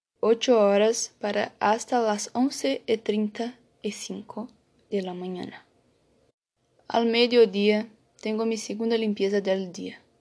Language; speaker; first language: Spanish; non-native, learner; Portuguese